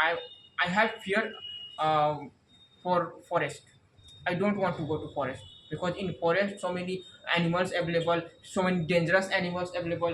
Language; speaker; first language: English; non-native, learner; Hindi